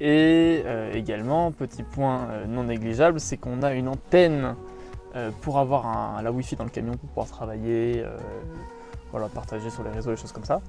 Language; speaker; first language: French; native; French